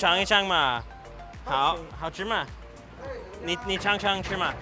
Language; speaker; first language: Chinese; non-native, fluent; English